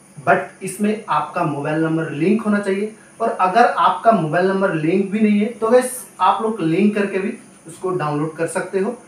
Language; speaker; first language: Hindi; non-native, local second language; Nepali